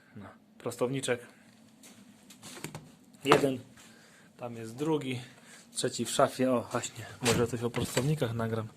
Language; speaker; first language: Polish; native; Polish